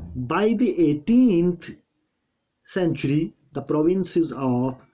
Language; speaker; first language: English; non-native, local second language; Hindi